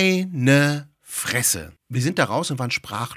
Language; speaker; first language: German; native; German